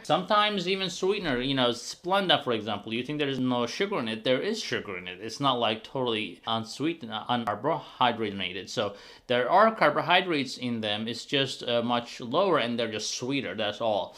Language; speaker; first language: English; non-native, fluent; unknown